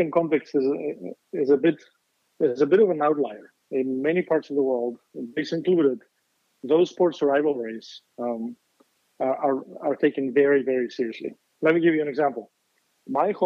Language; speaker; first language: English; non-native, fluent; Greek